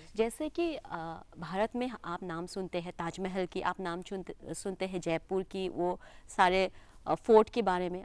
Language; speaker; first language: Hindi; non-native, local second language; Assamese